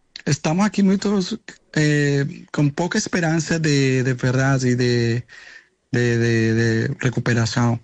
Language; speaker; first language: Portuguese; non-native, learner; Spanish